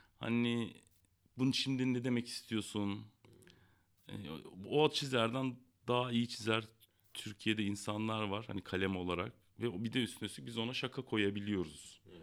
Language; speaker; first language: Turkish; native; Turkish